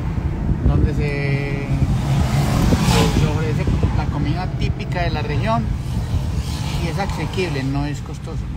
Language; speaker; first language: Spanish; native; Spanish